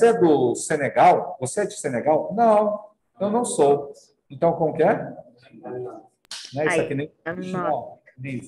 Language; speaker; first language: Portuguese; native; Portuguese